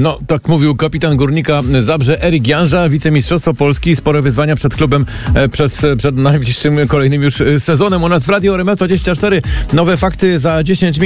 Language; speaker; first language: Polish; native; Polish